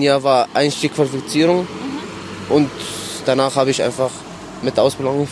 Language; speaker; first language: German; non-native, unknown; Arabic